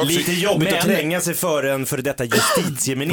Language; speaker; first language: Swedish; native; Swedish